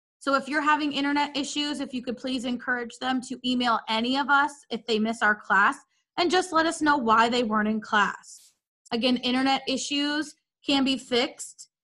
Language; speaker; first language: English; native; English